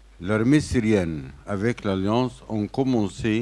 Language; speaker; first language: French; non-native, learner; Arabic